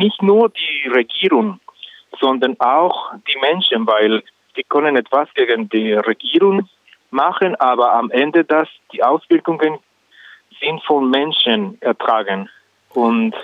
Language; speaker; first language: German; non-native, learner; Spanish